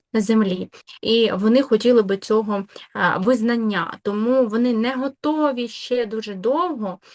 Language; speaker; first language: Ukrainian; native; Ukrainian